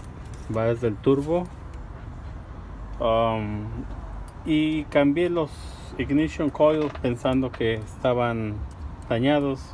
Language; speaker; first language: Spanish; native; Spanish